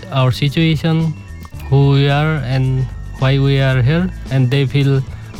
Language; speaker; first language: English; non-native, local second language; Nepali